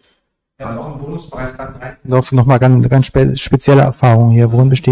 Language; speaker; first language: German; native; German